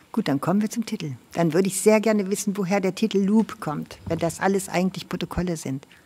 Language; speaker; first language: German; native; German